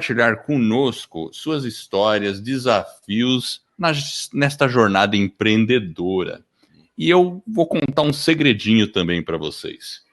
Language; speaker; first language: Portuguese; non-native, fluent; English